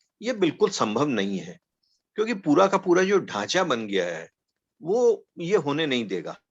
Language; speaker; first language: Hindi; non-native, local second language; Punjabi